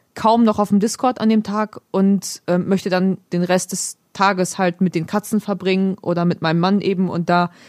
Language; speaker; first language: German; early bilingual, other home language; Polish